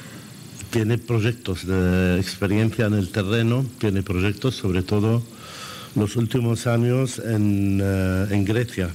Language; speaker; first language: Spanish; non-native, fluent; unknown